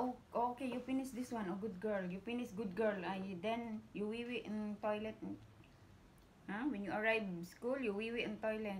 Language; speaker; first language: English; non-native, learner; Filipino